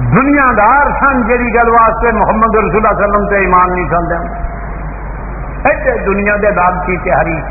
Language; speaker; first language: Urdu; non-native, local second language; Punjabi